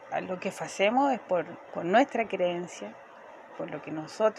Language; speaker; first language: Portuguese; non-native, learner; Spanish